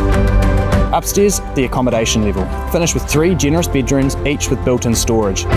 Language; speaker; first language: English; native; English